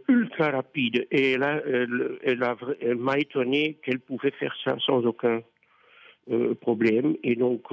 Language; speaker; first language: French; non-native, fluent; Dutch